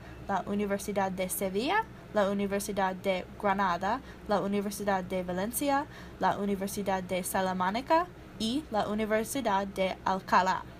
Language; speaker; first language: Spanish; non-native, learner; English